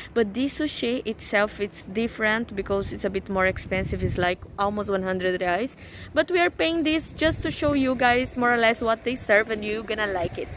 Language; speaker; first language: English; non-native, fluent; Portuguese